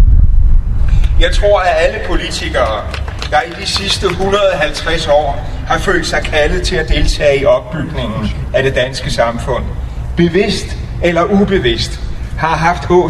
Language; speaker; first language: Danish; native; Danish